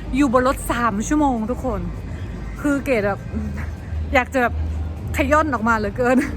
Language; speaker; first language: Thai; native; Thai